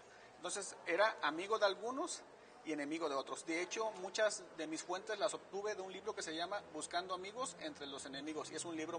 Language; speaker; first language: Spanish; native; Spanish